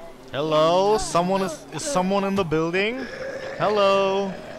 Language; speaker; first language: English; non-native, learner; German